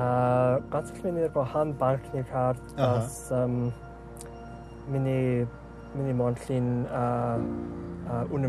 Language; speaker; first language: Mongolian; non-native, learner; English